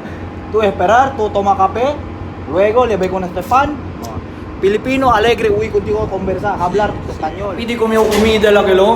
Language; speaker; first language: Spanish; non-native, local second language; Chavacano